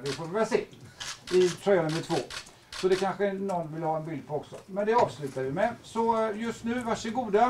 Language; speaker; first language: Swedish; native; Swedish